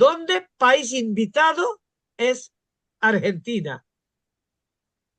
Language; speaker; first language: Spanish; non-native, fluent; Bangla